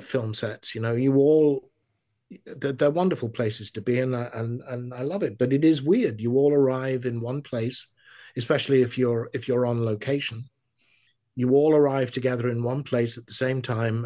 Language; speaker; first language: English; native; English